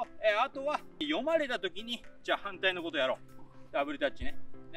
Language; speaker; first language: Japanese; native; Japanese